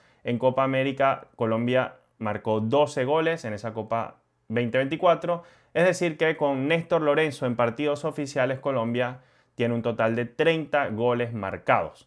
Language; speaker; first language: Spanish; native; Spanish